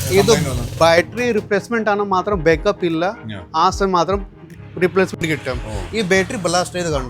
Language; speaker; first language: Malayalam; non-native, learner; Kannada